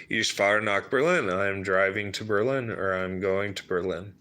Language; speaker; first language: German; non-native, learner; English